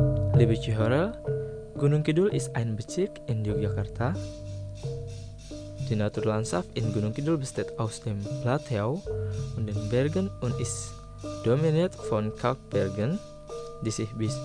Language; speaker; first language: German; non-native, fluent; Indonesian